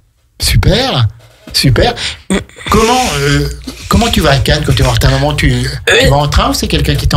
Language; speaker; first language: French; native; French